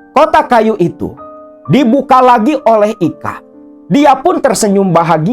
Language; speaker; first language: Indonesian; non-native, local second language; Sundanese